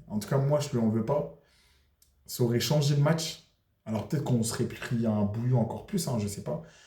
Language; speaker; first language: French; native; French